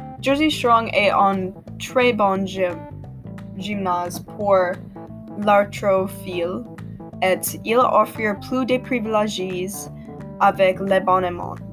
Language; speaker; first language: French; non-native, learner; English